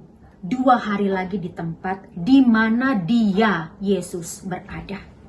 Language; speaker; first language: Indonesian; native; Indonesian